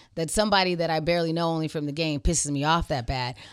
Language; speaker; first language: English; native; English